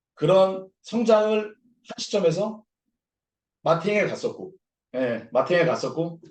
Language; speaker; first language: Korean; native; Korean